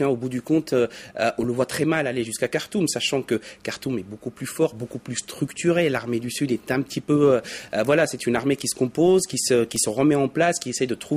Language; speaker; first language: French; native; French